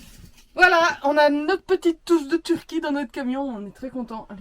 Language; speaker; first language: French; native; French